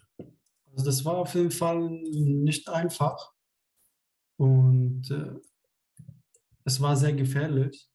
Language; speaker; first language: German; non-native, fluent; Arabic